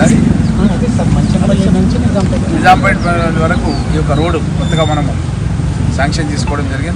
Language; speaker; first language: Telugu; native; Telugu